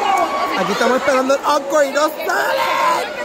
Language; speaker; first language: Spanish; native; Spanish